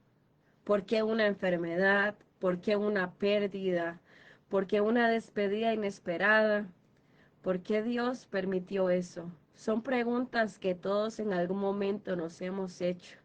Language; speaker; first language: Spanish; native; Spanish